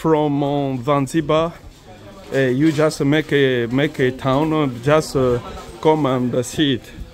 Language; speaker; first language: English; non-native, learner; Lingala